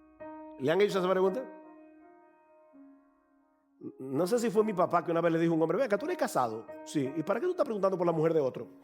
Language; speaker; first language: Spanish; native; Spanish